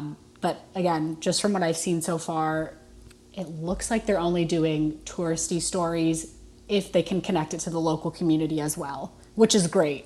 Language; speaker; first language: English; native; English